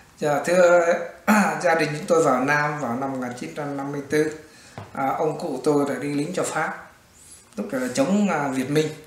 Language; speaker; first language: Vietnamese; native; Vietnamese